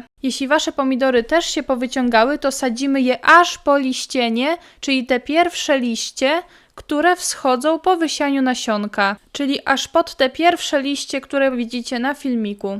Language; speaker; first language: Polish; native; Polish